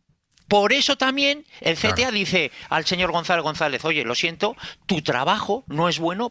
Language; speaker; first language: Spanish; native; Spanish